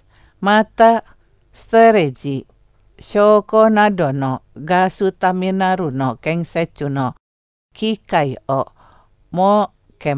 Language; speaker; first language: Japanese; non-native, fluent; Indonesian